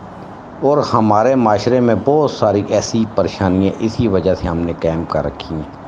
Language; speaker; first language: Urdu; native; Urdu